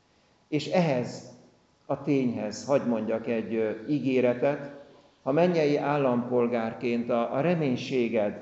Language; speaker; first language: Hungarian; native; Hungarian